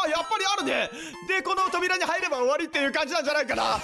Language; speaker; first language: Japanese; native; Japanese